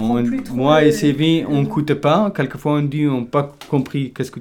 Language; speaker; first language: French; non-native, learner; Kurdish